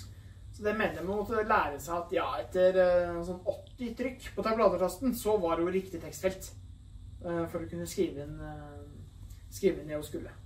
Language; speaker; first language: Norwegian; native; Norwegian